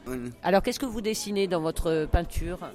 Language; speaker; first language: French; native; French